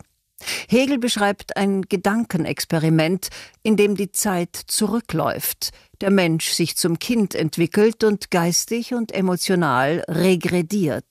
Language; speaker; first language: German; native; German